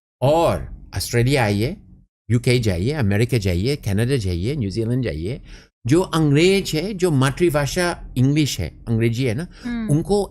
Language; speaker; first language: Hindi; non-native, fluent; English